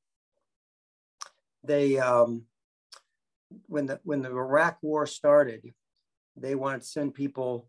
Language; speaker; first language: English; native; English